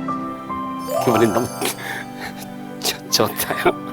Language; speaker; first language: Korean; non-native, learner; Javanese